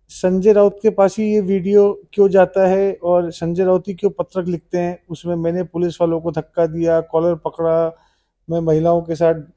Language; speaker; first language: Hindi; native; Hindi